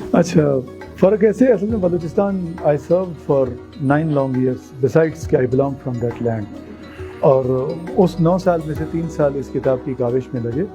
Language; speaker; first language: Urdu; non-native, local second language; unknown